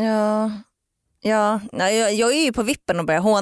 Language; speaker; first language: Swedish; native; Swedish